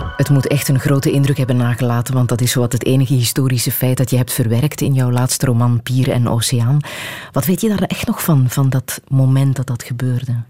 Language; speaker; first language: Dutch; native; Dutch